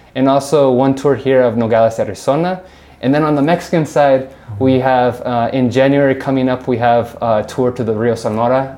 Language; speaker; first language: English; native; English